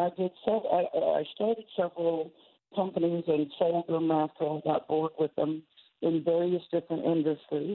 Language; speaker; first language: English; native; English